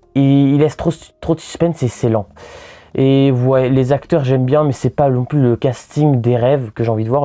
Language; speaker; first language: French; native; French